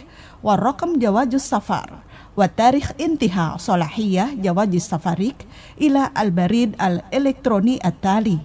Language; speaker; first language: Arabic; non-native, fluent; Indonesian